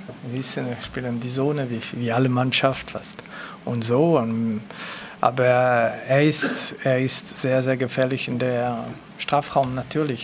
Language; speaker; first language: German; non-native, local second language; French